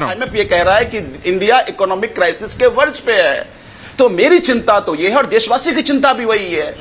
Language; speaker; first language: Hindi; native; Hindi